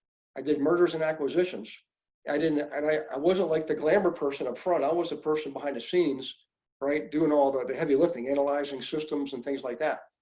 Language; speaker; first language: English; native; English